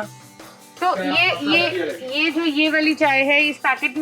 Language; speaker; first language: Hindi; native; Hindi